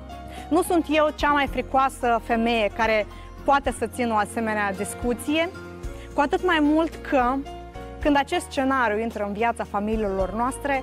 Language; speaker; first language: Romanian; native; Romanian